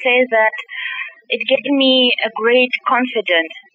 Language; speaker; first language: English; non-native, fluent; Kazakh